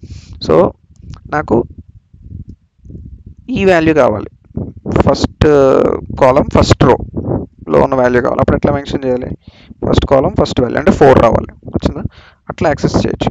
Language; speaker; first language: Telugu; native; Telugu